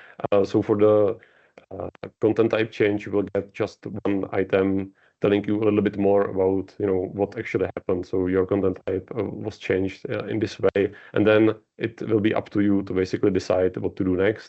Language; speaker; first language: English; non-native, fluent; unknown